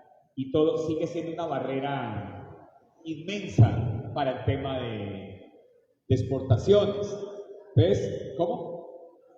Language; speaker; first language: Spanish; native; Spanish